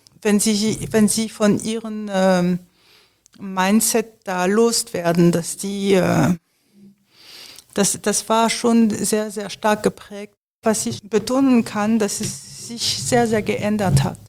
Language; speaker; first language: German; non-native, fluent; French